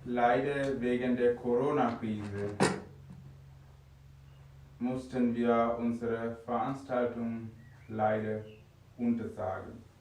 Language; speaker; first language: German; non-native, fluent; Sinhala